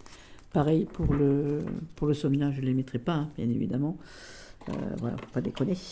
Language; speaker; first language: French; native; French